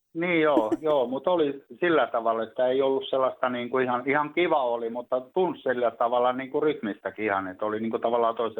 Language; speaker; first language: Finnish; native; Finnish